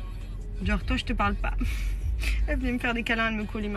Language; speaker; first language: French; native; French